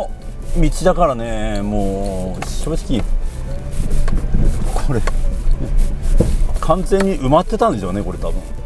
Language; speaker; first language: Japanese; native; Japanese